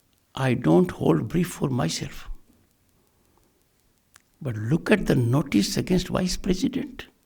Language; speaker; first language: English; non-native, local second language; Hindi